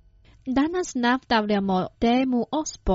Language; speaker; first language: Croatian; non-native, fluent; Chinese